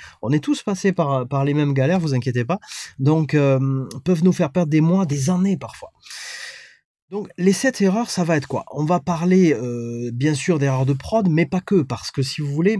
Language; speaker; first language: French; native; French